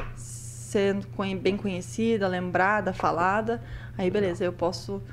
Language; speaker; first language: Portuguese; native; Portuguese